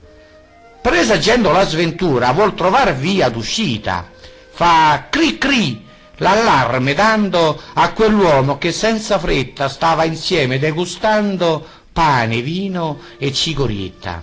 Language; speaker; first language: Italian; native; Italian